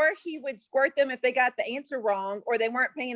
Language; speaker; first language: English; native; English